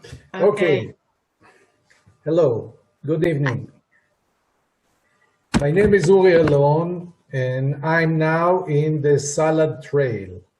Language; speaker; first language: English; non-native, fluent; Hebrew